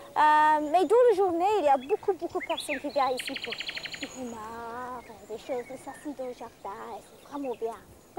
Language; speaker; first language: French; non-native, fluent; English